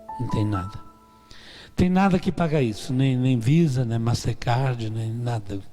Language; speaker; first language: Portuguese; non-native, fluent; Italian